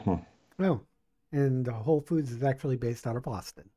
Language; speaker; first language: English; native; English